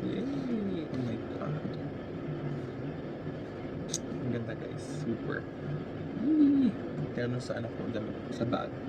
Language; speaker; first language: Filipino; native; Filipino